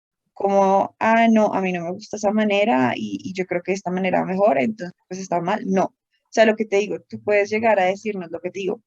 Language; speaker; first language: Spanish; native; Spanish